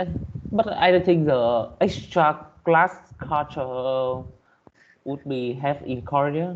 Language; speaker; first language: English; non-native, learner; Vietnamese